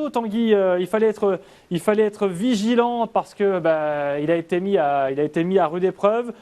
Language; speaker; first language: French; native; French